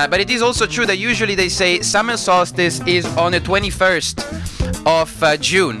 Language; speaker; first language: English; non-native, fluent; Italian